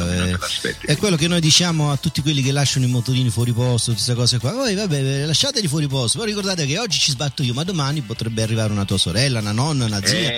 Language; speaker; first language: Italian; native; Italian